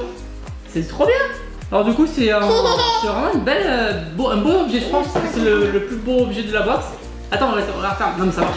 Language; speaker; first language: French; native; French